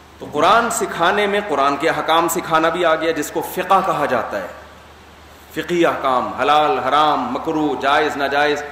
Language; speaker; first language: Urdu; native; Urdu